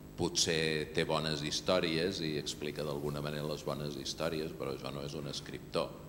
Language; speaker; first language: Catalan; non-native, local second language; Spanish